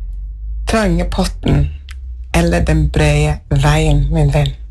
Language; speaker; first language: Norwegian; non-native, fluent; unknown